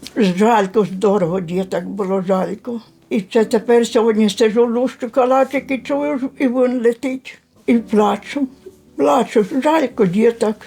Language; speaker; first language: Ukrainian; native; Ukrainian